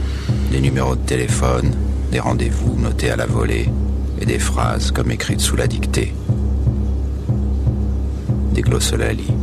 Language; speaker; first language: French; native; French